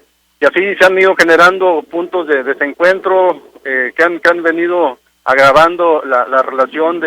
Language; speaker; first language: Spanish; native; Spanish